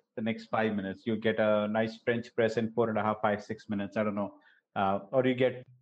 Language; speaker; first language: English; non-native, local second language; Gujarati